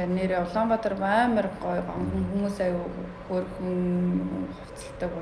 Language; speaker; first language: Mongolian; early bilingual, heritage; Mongolian